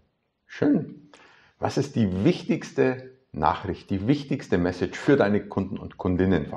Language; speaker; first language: German; native; German